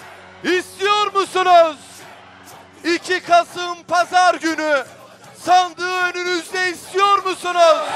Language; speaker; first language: Turkish; native; Turkish